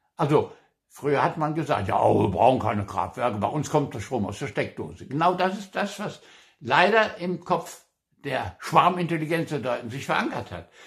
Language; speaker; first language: German; non-native, local second language; Luxembourgish